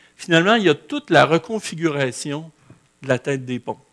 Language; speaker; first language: French; native; French